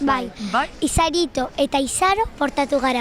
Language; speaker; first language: Basque; non-native, local second language; Spanish